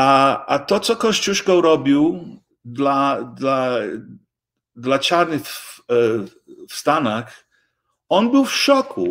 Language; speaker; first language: Polish; early bilingual, heritage; English